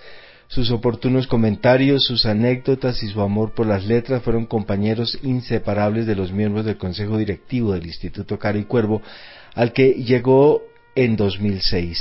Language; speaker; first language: Spanish; native; Spanish